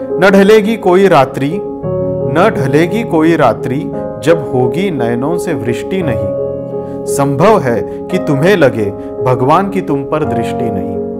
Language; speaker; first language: Hindi; non-native, local second language; Marathi